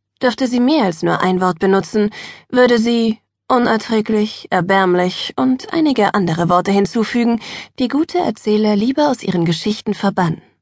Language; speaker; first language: German; native; German